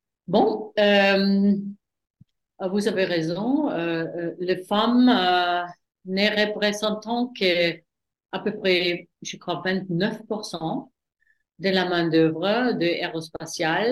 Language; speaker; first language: French; non-native, fluent; German